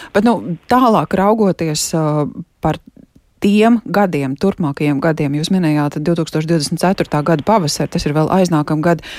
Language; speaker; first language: Latvian; native; Latvian